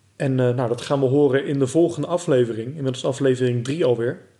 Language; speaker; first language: Dutch; native; Dutch